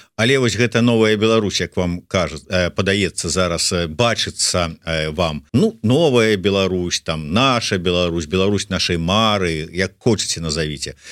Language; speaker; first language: Belarusian; native; Belarusian